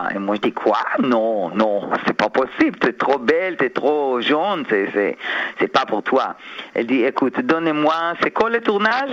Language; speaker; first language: French; non-native, learner; Hebrew